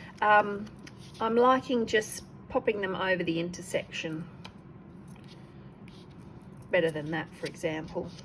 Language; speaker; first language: English; native; English